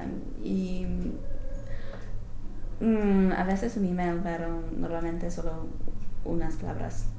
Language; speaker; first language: Spanish; non-native, learner; English